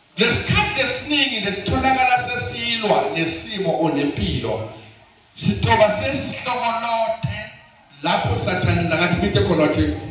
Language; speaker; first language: Zulu; non-native, local second language; Swati